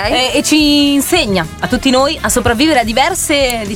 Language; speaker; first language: Italian; native; Italian